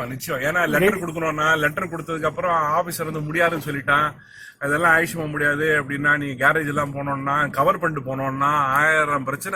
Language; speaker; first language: Tamil; native; Tamil